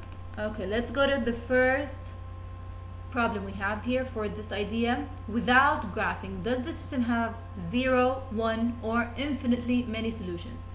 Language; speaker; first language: English; non-native, fluent; Arabic